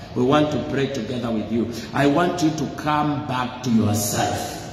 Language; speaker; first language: English; non-native, local second language; Swahili